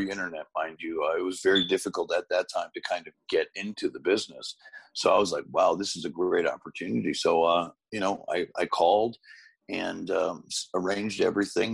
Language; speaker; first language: English; native; English